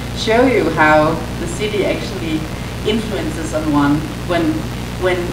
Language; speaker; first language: English; non-native, fluent; Danish